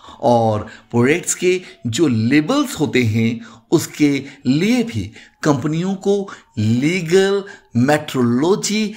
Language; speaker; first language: Hindi; native; Hindi